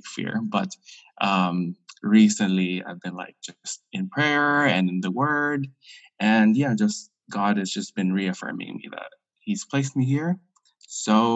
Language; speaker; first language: English; non-native, local second language; Filipino